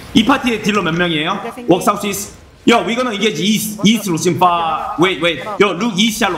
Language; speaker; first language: English; non-native, learner; Korean